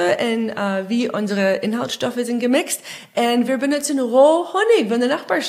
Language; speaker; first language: German; non-native, fluent; English